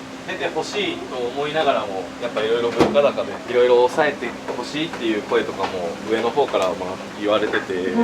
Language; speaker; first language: Japanese; native; Japanese